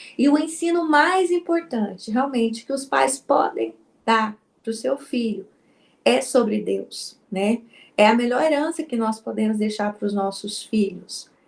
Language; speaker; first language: Portuguese; native; Portuguese